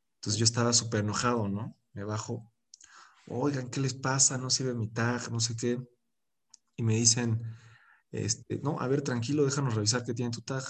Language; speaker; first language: Spanish; native; Spanish